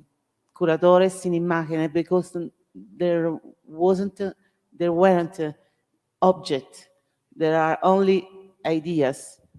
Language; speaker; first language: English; non-native, learner; Italian